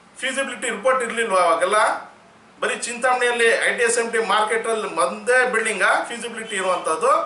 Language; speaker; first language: Kannada; non-native, local second language; Urdu